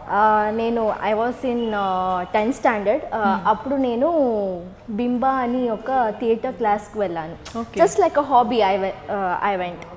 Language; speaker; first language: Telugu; non-native, learner; Kannada